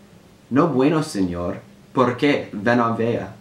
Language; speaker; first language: Spanish; non-native, learner; English